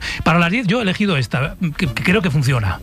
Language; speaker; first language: Spanish; native; Spanish